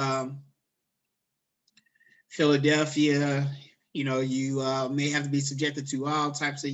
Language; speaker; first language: English; native; English